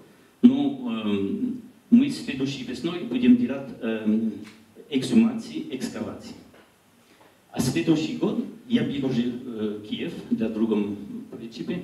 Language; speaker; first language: Russian; non-native, learner; French